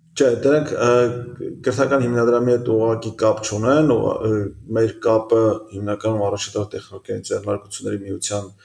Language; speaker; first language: Armenian; native; Armenian